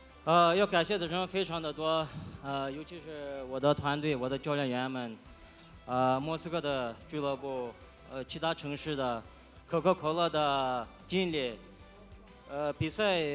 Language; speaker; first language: Chinese; non-native, fluent; Russian